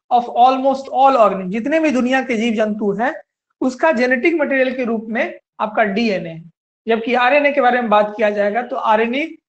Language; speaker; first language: Hindi; native; Hindi